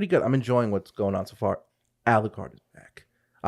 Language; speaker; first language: English; native; English